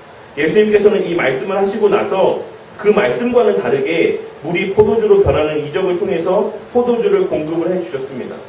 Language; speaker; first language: Korean; native; Korean